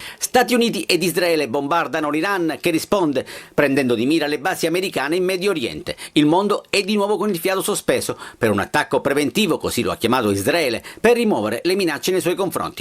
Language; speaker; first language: Italian; native; Italian